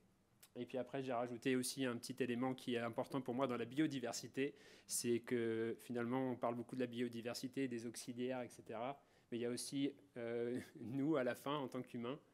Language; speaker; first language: French; native; French